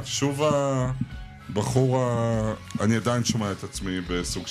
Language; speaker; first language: Hebrew; native; Hebrew